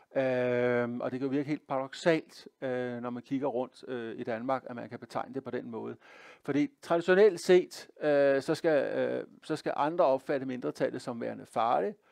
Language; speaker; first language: Danish; native; Danish